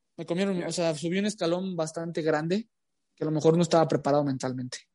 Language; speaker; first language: Spanish; native; Spanish